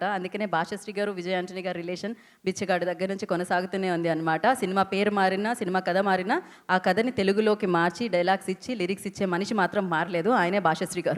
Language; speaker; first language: Telugu; native; Telugu